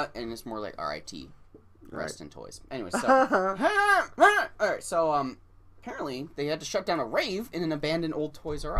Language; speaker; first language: English; native; English